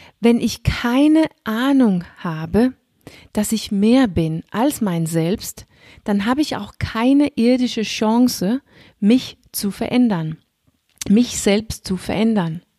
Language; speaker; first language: German; non-native, fluent; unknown